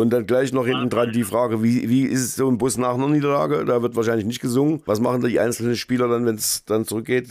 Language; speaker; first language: German; native; German